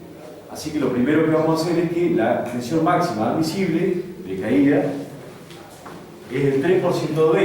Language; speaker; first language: Spanish; native; Spanish